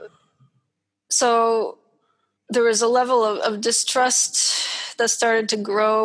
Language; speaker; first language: English; native; English